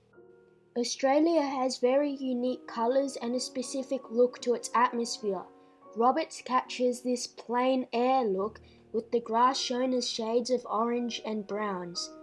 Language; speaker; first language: English; native; English